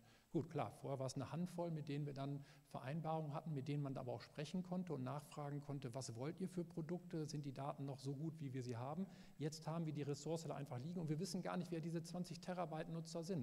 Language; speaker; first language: German; native; German